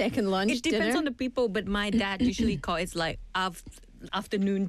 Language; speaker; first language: English; non-native, fluent; Thai